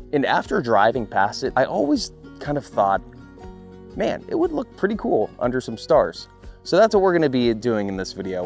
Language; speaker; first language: English; native; English